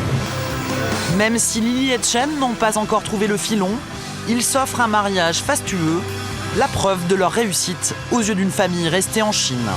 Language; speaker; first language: French; native; French